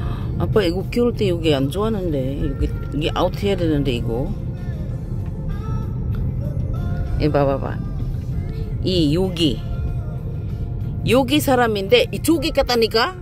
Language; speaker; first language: Korean; non-native, learner; Filipino